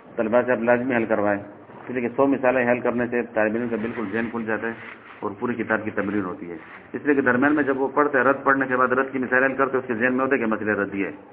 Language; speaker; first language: Urdu; non-native, local second language; Northern Hindko